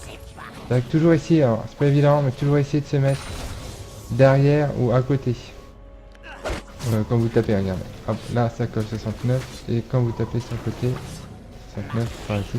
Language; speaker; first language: French; native; French